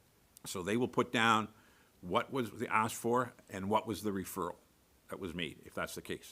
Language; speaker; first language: English; native; English